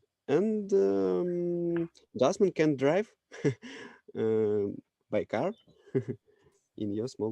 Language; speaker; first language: English; non-native, learner; Russian